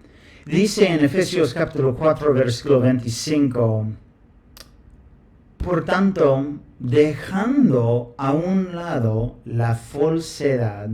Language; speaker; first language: Spanish; non-native, fluent; English